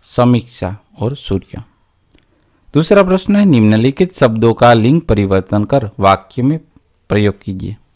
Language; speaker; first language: Hindi; non-native, local second language; Gujarati